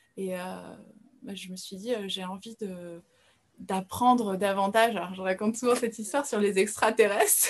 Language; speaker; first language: French; early bilingual, other home language; Portuguese